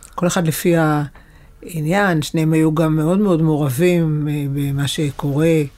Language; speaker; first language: Hebrew; native; Hebrew